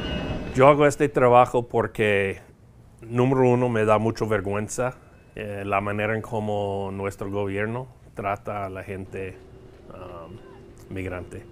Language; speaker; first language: Spanish; non-native, fluent; English